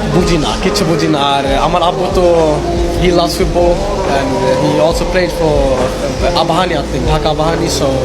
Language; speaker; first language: Bangla; early bilingual, heritage; Swedish